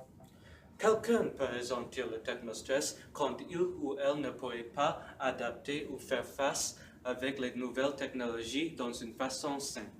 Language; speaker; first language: French; non-native, learner; English